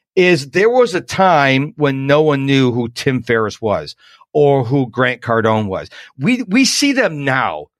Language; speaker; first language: English; native; English